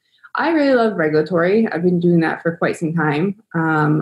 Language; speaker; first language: English; native; English